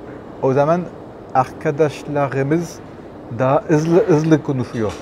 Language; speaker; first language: Turkish; non-native, learner; French